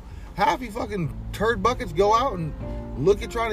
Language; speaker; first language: English; native; English